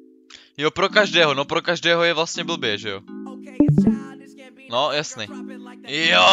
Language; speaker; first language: Czech; native; Czech